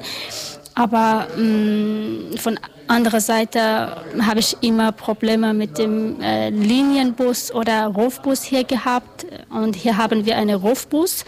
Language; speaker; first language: German; non-native, learner; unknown